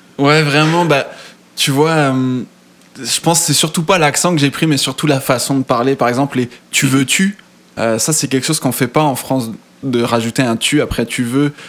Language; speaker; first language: French; native; French